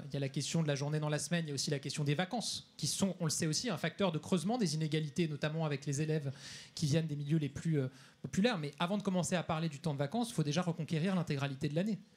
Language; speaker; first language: French; native; French